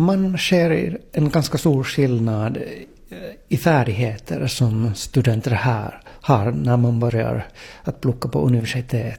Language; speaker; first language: Swedish; non-native, local second language; Finnish